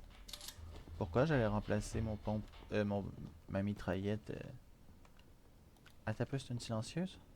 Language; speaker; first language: French; native; French